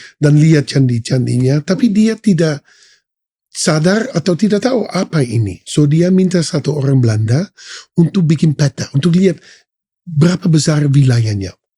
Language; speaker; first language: Indonesian; non-native, fluent; Dutch